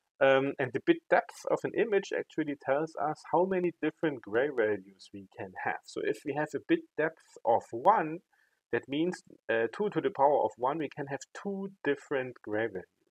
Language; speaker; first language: English; non-native, fluent; German